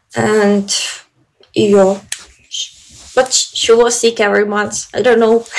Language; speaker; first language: English; non-native, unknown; Ukrainian